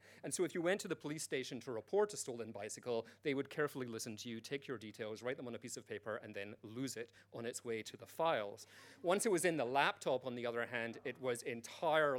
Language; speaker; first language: English; native; English